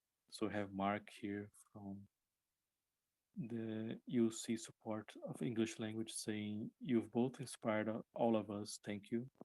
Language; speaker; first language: English; non-native, learner; Spanish